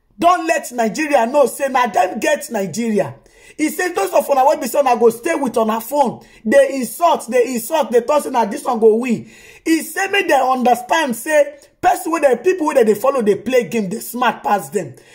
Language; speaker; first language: Nigerian Pidgin; native; Nigerian Pidgin